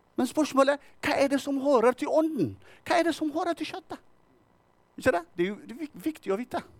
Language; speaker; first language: Norwegian; non-native, fluent; Tigrinya